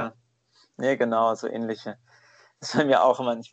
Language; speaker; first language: German; native; German